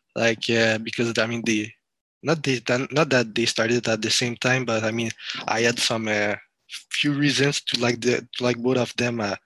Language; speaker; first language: English; non-native, fluent; French